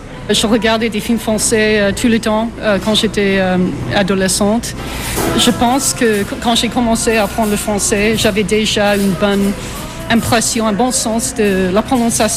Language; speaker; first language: French; non-native, fluent; English